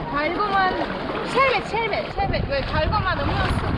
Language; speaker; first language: Korean; non-native, fluent; Turkish